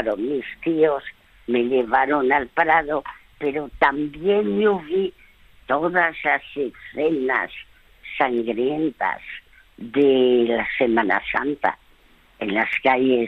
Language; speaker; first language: Spanish; early bilingual, other home language; French